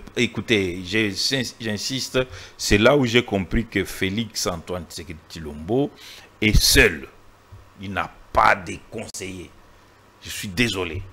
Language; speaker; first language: French; non-native, local second language; Swahili